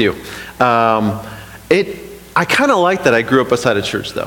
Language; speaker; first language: English; native; English